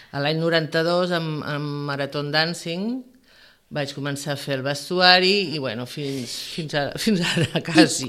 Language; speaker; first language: Catalan; non-native, local second language; Spanish